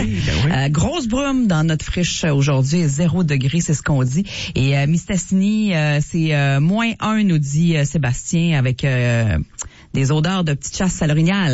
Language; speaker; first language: French; native; French